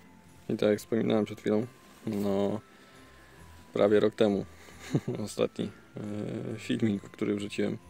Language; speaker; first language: Polish; native; Polish